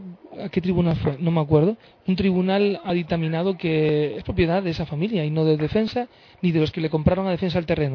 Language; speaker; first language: Spanish; native; Spanish